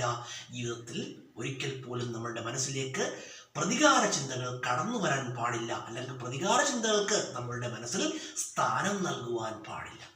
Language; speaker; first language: Malayalam; native; Malayalam